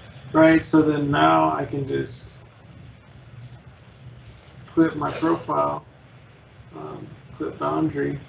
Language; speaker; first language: English; native; English